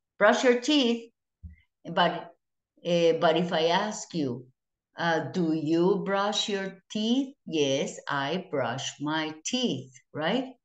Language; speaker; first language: English; non-native, fluent; Spanish